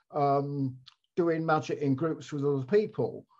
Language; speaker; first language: English; native; English